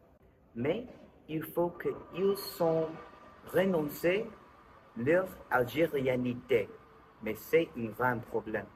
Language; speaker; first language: French; non-native, learner; English